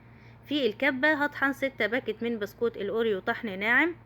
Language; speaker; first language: Arabic; native; Arabic